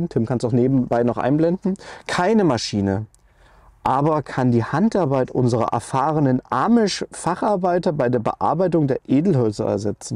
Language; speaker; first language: German; native; German